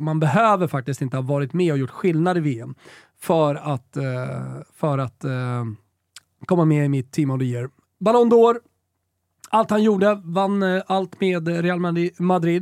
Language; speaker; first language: Swedish; native; Swedish